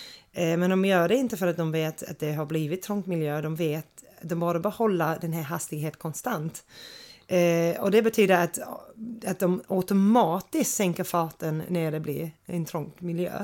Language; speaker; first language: Swedish; non-native, fluent; English